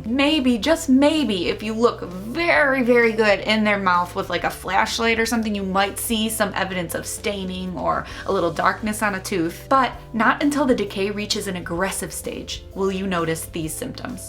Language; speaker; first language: English; native; English